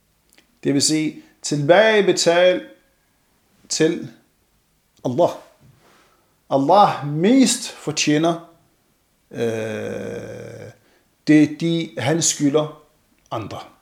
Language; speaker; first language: Danish; non-native, fluent; Arabic